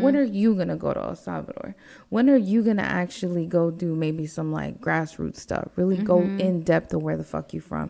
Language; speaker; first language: English; early bilingual, other home language; Spanish